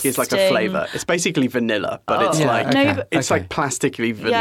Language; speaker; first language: English; native; English